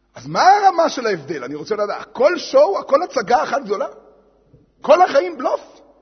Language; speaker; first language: Hebrew; native; Hebrew